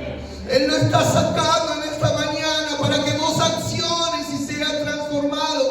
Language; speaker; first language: Spanish; native; Spanish